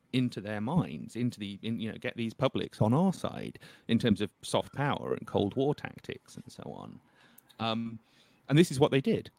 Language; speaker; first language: English; native; English